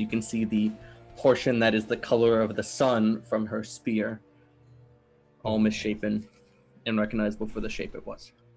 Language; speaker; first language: English; native; English